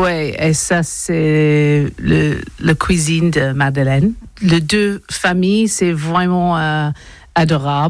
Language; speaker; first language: French; non-native, learner; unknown